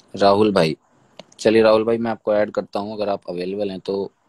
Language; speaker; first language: Hindi; native; Hindi